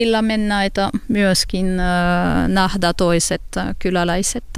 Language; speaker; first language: Finnish; non-native, learner; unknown